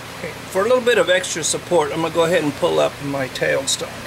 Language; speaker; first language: English; native; English